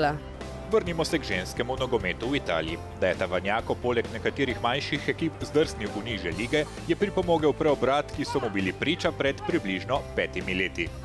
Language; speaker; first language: Slovenian; native; Slovenian